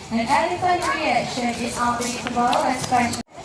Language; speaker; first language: English; non-native, local second language; Malay